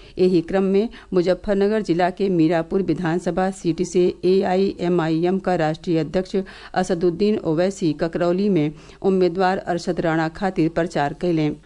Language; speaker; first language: Bhojpuri; native; Bhojpuri